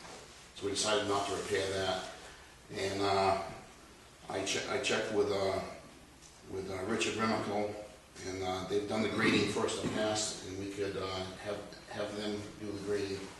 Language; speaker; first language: English; native; English